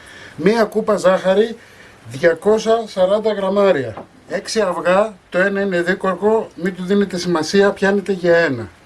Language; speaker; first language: Greek; native; Greek